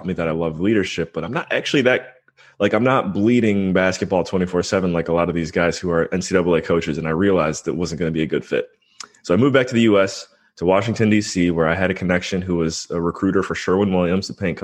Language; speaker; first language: English; native; English